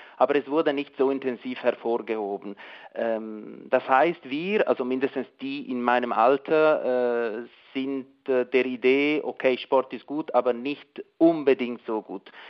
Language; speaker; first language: German; non-native, local second language; Italian